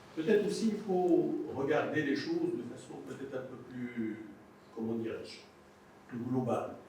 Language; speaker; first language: French; non-native, local second language; Arabic